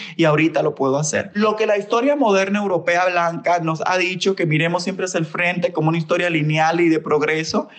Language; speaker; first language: Spanish; native; Spanish